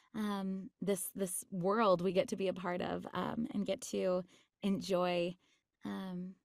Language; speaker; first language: English; native; English